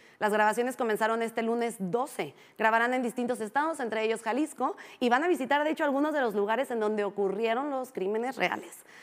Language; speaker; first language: Spanish; native; Spanish